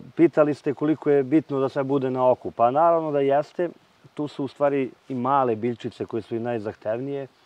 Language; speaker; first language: Croatian; native; Croatian